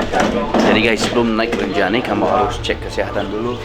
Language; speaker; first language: Indonesian; non-native, learner; English